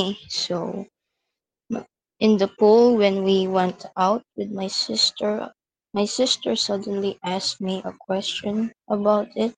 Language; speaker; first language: English; non-native, local second language; Filipino